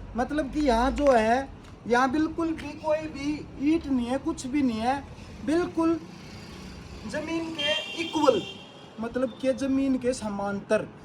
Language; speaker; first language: Hindi; non-native, local second language; Haryanvi